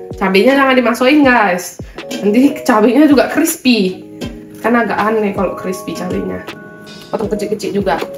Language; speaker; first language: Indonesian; native; Indonesian